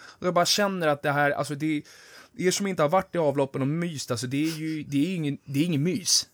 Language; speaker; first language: Swedish; native; Swedish